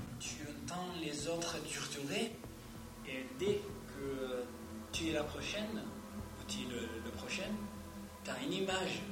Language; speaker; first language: French; non-native, learner; Arabic